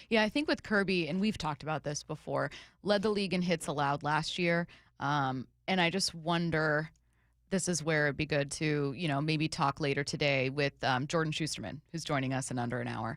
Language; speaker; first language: English; native; English